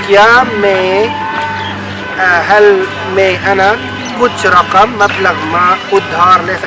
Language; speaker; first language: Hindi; non-native, fluent; Arabic